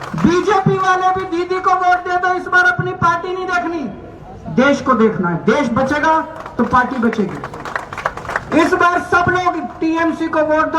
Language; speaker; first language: Hindi; native; Hindi